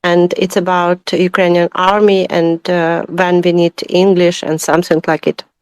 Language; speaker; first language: English; non-native, learner; Ukrainian